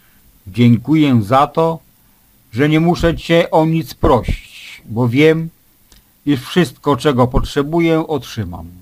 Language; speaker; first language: Polish; native; Polish